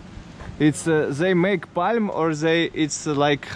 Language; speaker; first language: English; non-native, learner; Russian